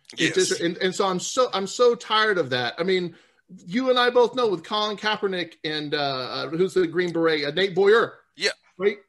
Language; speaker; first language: English; native; English